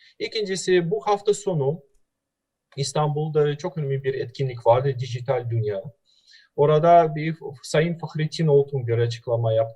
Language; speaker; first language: Turkish; non-native, fluent; Russian